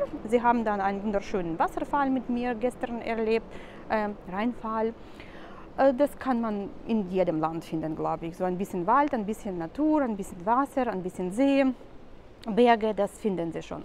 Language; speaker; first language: German; non-native, fluent; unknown